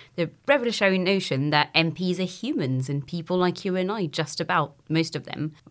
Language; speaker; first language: English; non-native, fluent; French